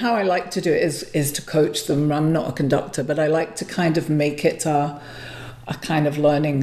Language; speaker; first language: English; native; English